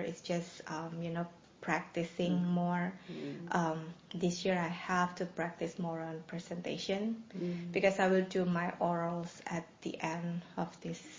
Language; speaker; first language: English; non-native, fluent; Indonesian